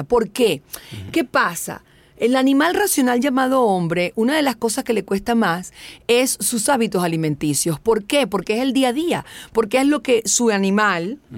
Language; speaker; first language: Spanish; native; Spanish